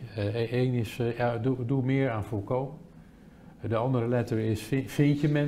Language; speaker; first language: Dutch; native; Dutch